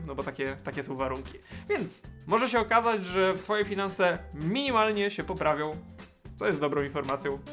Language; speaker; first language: Polish; native; Polish